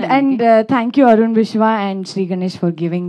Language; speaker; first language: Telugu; non-native, local second language; Kannada